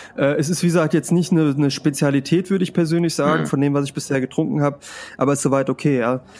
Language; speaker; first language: German; early bilingual, other home language; Spanish